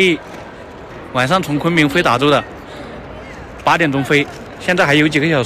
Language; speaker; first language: Chinese; native; Chinese